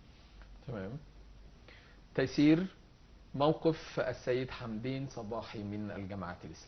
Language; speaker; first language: Arabic; native; Arabic